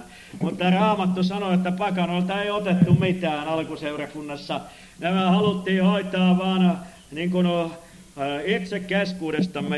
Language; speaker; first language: Finnish; native; Finnish